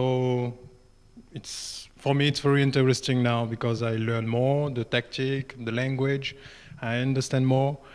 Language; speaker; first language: English; non-native, learner; French